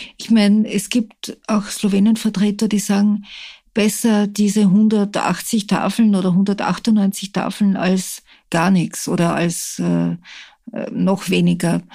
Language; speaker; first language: German; native; German